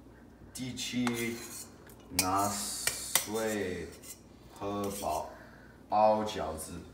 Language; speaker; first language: Chinese; non-native, learner; English